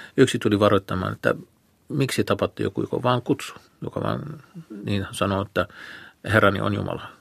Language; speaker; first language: Finnish; non-native, fluent; Arabic